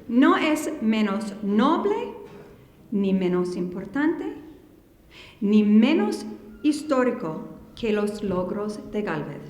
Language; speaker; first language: Spanish; non-native, fluent; English